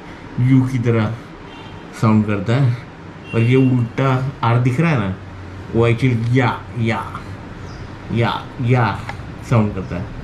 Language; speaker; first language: Hindi; non-native, local second language; Marathi